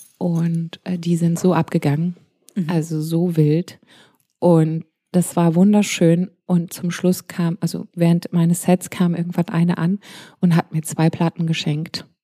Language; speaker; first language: German; early bilingual, heritage; German